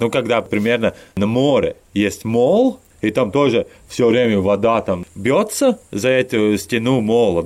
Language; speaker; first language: Russian; non-native, learner; Latvian